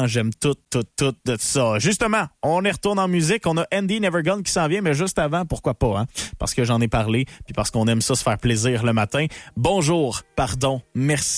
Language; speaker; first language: French; native; French